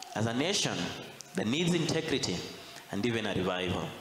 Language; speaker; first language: English; non-native, local second language; Swahili